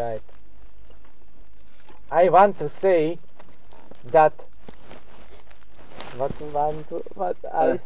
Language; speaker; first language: English; non-native, learner; Slovak